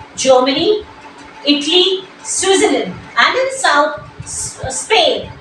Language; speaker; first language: English; non-native, local second language; Hindi